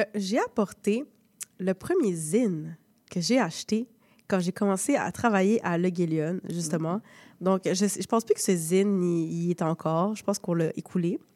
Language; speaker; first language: French; early bilingual, other home language; Spanish